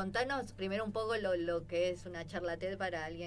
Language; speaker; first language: Spanish; native; Spanish